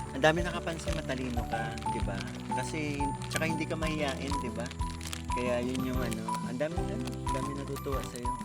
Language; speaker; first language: Filipino; native; Filipino